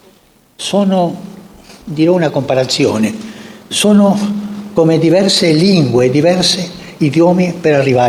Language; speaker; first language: Italian; non-native, fluent; Spanish